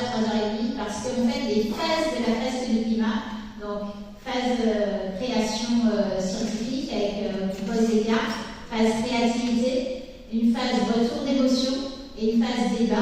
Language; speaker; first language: French; native; French